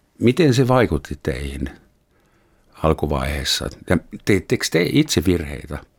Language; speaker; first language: Finnish; non-native, fluent; German